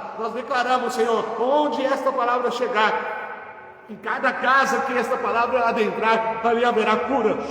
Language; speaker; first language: Portuguese; native; Portuguese